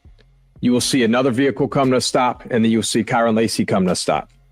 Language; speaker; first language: English; native; English